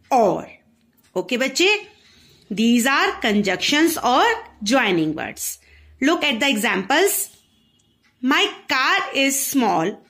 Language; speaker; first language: Hindi; native; Hindi